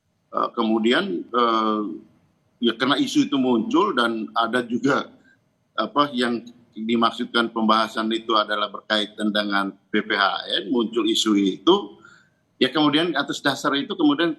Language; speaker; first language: Indonesian; native; Indonesian